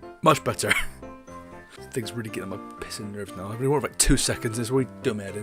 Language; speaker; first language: English; native; English